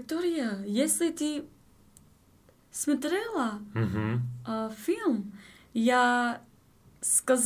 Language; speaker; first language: Russian; non-native, learner; English